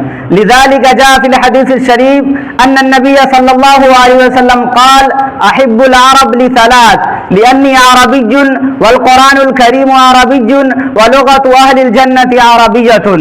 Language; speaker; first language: Arabic; non-native, fluent; Urdu